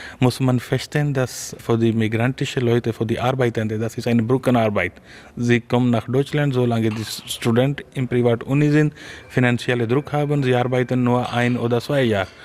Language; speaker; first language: German; non-native, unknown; Urdu